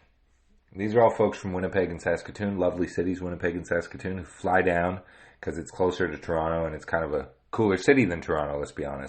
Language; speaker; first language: English; native; English